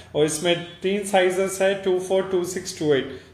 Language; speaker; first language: Hindi; non-native, local second language; Telugu